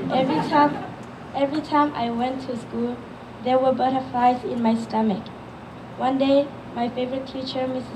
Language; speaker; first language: English; early bilingual, other home language; Burmese